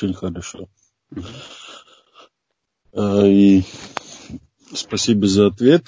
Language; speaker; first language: Russian; non-native, fluent; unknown